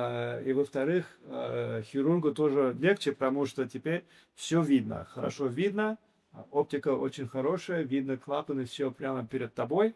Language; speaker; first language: Russian; early bilingual, heritage; English